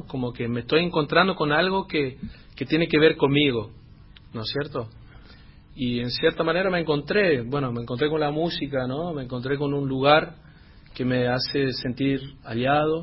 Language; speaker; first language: Spanish; non-native, fluent; Dutch